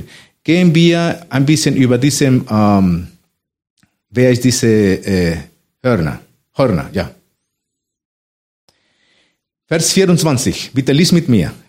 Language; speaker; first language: German; non-native, fluent; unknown